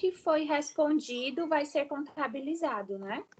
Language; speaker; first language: Portuguese; native; Portuguese